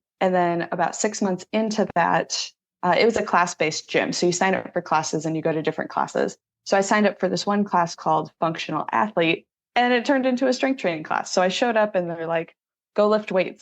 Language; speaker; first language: English; native; English